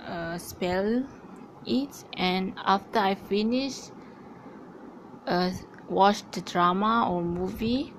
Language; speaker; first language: English; non-native, learner; Malay